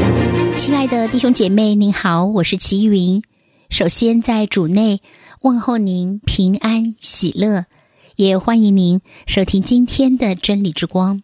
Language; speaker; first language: Chinese; native; Chinese